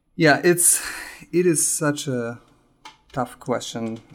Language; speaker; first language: English; non-native, fluent; Albanian